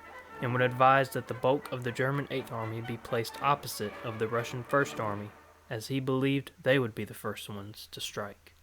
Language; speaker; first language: English; native; English